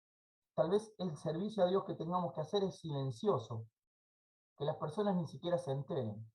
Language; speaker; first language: Spanish; native; Spanish